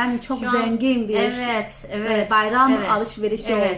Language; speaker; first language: Turkish; non-native, fluent; Chinese